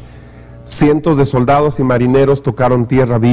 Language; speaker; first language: Spanish; native; Spanish